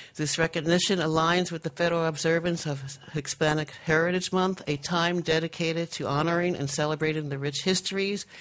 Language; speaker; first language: English; native; English